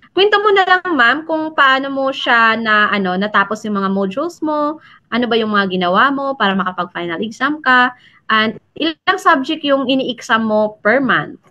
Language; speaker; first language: Filipino; native; Filipino